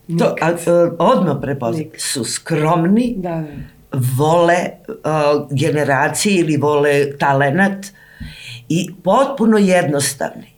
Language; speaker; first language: Serbian; native; Serbian